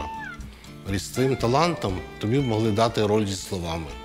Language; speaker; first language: Ukrainian; non-native, local second language; Russian